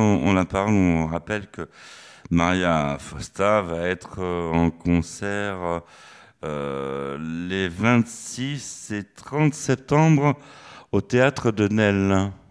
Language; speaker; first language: French; native; French